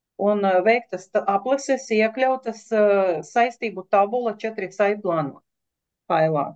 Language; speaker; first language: Latvian; non-native, local second language; Russian